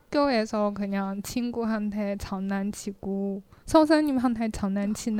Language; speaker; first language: Korean; non-native, learner; Chinese